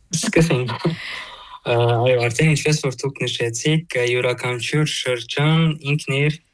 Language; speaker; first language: Armenian; early bilingual, heritage; Armenian